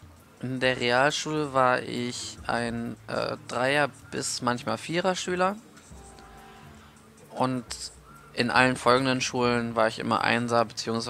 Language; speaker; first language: German; native; German